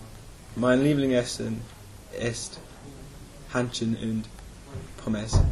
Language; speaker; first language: German; non-native, learner; English